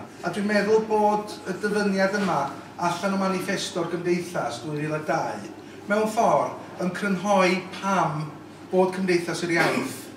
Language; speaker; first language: Welsh; native; Welsh